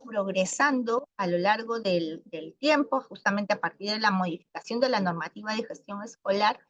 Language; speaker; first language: Spanish; native; Spanish